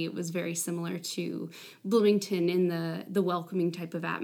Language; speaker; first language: English; native; English